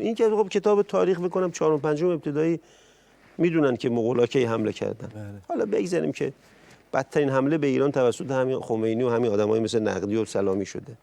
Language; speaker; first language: Persian; native; Persian